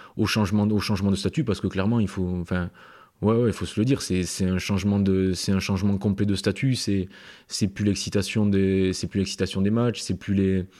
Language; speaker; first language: French; native; French